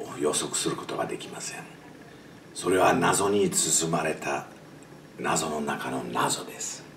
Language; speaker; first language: Japanese; non-native, fluent; English